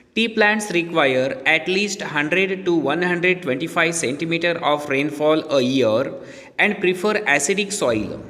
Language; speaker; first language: English; non-native, local second language; Marathi